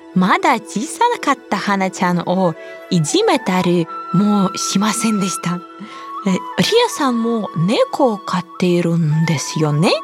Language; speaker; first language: Japanese; non-native, fluent; Russian